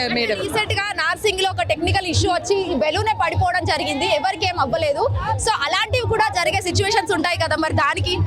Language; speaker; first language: Telugu; native; Telugu